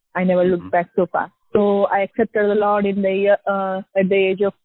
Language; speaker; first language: English; non-native, local second language; Telugu